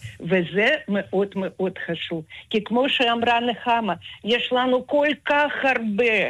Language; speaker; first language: Hebrew; non-native, fluent; Russian